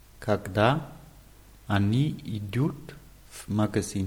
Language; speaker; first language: Russian; non-native, learner; German